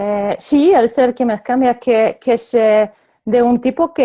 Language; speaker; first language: Spanish; non-native, fluent; Polish